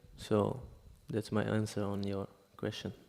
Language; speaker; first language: English; non-native, fluent; Dutch